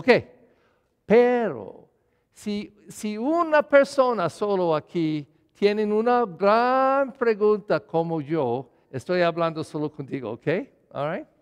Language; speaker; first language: Spanish; non-native, learner; English